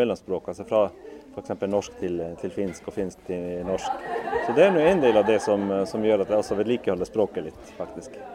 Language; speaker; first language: Norwegian; non-native, fluent; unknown